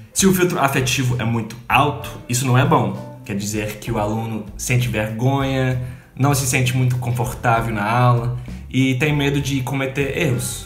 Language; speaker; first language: Portuguese; non-native, fluent; English